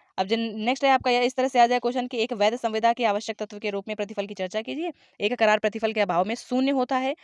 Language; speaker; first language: Hindi; native; Hindi